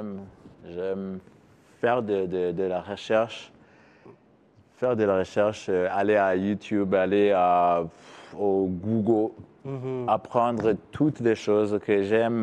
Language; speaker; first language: French; non-native, learner; Kinyarwanda